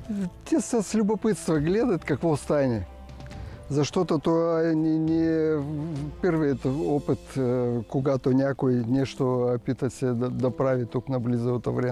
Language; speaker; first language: Bulgarian; non-native, learner; Russian